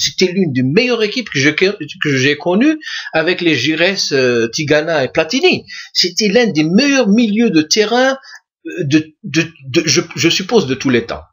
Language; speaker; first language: French; non-native, local second language; Arabic